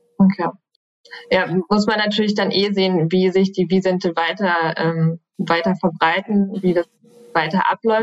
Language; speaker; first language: German; native; German